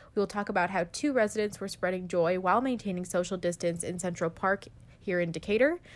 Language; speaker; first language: English; native; English